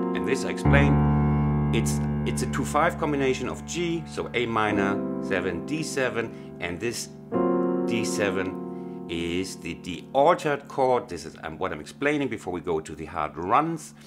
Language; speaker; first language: English; non-native, fluent; German